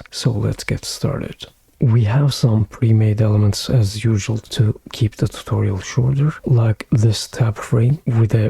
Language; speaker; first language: English; non-native, fluent; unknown